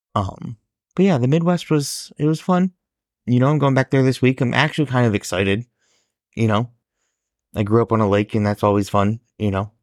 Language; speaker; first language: English; native; English